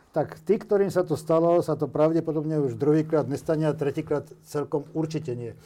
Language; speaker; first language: Slovak; native; Slovak